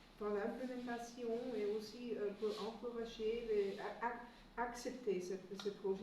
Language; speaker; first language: French; non-native, fluent; German